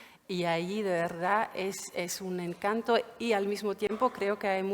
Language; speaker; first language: Spanish; non-native, fluent; German